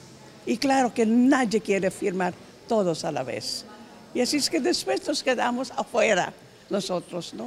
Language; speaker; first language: Spanish; non-native, fluent; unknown